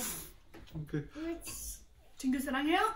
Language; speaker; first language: Korean; non-native, learner; English